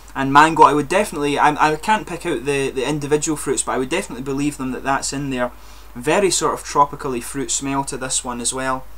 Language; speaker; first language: English; native; English